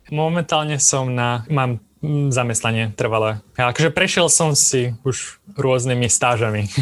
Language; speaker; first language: Slovak; native; Slovak